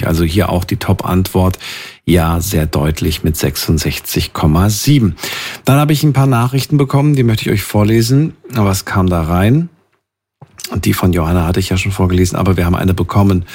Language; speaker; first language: German; native; German